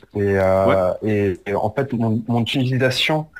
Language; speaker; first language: French; native; French